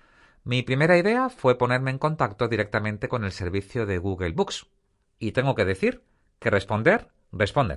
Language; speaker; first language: Spanish; native; Spanish